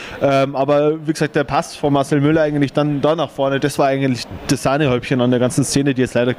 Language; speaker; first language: German; native; German